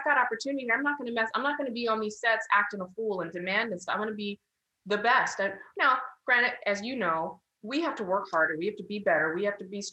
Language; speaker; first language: English; native; English